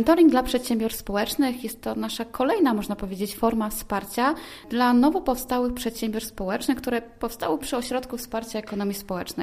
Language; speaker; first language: Polish; native; Polish